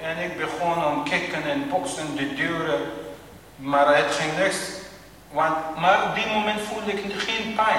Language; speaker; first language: Dutch; non-native, fluent; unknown